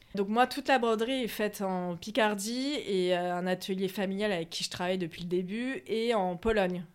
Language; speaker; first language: French; native; French